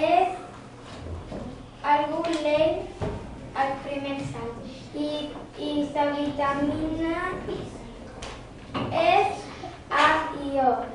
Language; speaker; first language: Catalan; non-native, local second language; Spanish